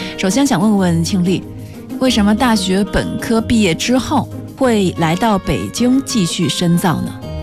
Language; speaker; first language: Chinese; native; Chinese